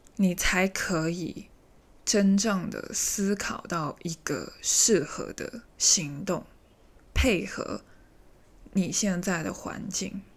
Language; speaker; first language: Chinese; native; Chinese